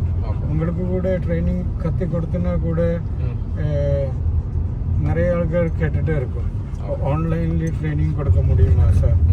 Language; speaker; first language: Tamil; non-native, learner; Malayalam